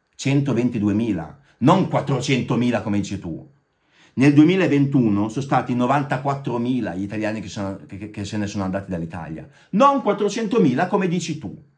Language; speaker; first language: Italian; native; Italian